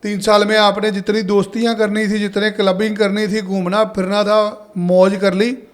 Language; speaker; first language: Hindi; non-native, local second language; Punjabi